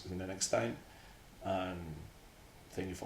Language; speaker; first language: English; non-native, learner; Spanish